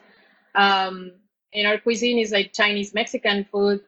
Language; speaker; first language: English; non-native, fluent; Spanish